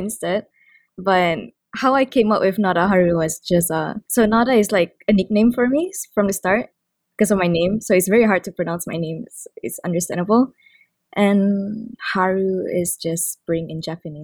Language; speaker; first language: English; non-native, local second language; Malay